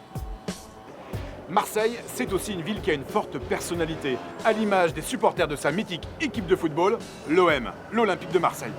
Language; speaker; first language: French; native; French